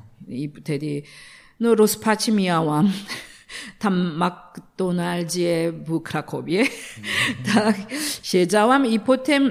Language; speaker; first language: Polish; non-native, learner; Korean